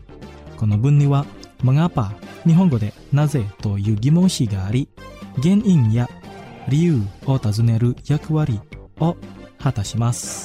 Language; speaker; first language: Japanese; non-native, fluent; Indonesian